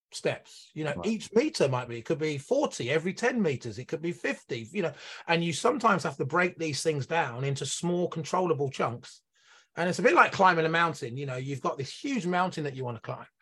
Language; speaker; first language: English; native; English